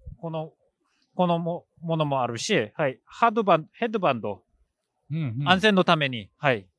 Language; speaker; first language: Japanese; non-native, learner; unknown